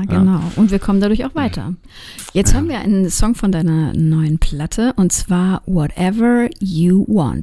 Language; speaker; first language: German; native; German